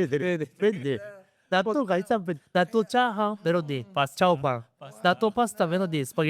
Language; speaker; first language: Filipino; non-native, learner; Japanese